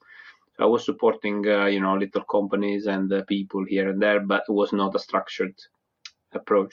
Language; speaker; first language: English; non-native, fluent; Italian